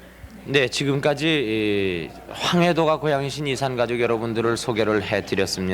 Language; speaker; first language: Korean; native; Korean